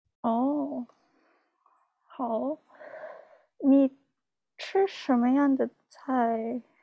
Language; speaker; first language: Chinese; non-native, learner; English